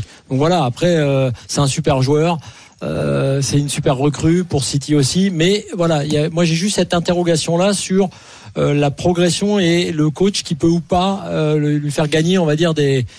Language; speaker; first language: French; native; French